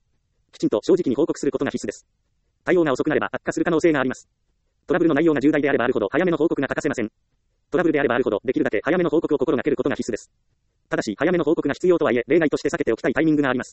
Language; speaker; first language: Japanese; native; Japanese